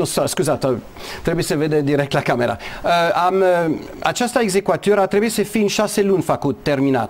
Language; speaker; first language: Romanian; non-native, learner; English